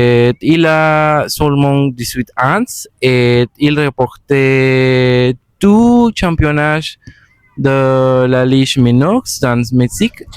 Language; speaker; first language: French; non-native, learner; Spanish